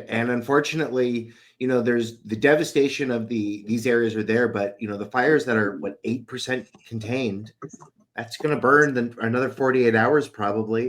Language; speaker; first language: English; native; English